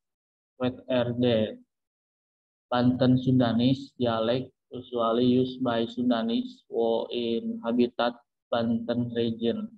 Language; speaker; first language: English; non-native, learner; Indonesian